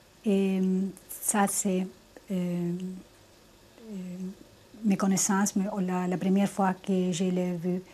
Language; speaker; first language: French; non-native, fluent; Spanish